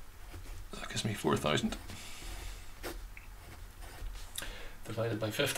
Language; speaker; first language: English; native; English